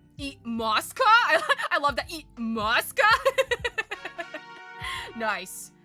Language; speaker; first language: Japanese; non-native, learner; English